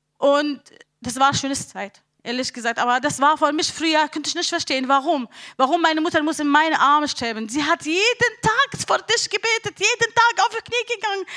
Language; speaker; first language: German; non-native, learner; Arabic